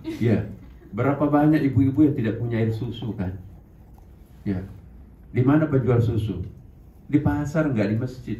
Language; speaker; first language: Indonesian; non-native, local second language; Buginese